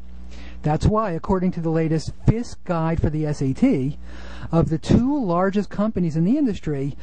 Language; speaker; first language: English; native; English